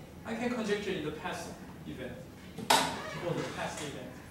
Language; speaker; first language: English; non-native, fluent; Korean